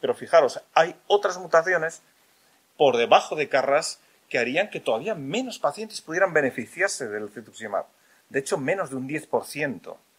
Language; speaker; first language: Spanish; native; Spanish